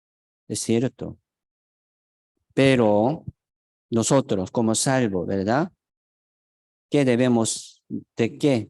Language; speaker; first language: Spanish; non-native, fluent; Korean